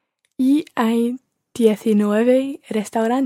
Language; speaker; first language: Spanish; non-native, learner; English